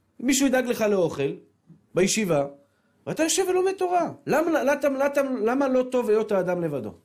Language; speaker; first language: Hebrew; native; Hebrew